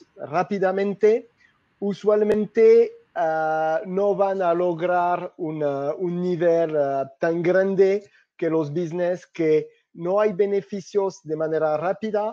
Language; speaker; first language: Spanish; non-native, fluent; French